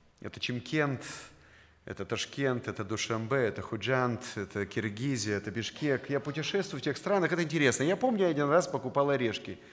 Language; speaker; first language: Russian; native; Russian